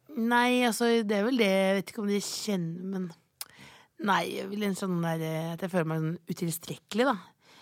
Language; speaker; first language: Norwegian; native; Norwegian